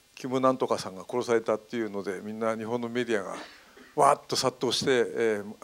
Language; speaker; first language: Japanese; native; Japanese